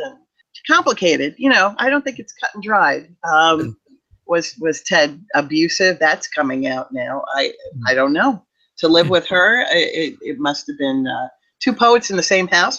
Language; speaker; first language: English; native; English